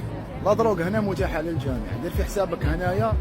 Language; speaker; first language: Arabic; native; Arabic